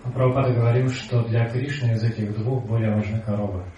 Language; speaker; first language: Russian; native; Russian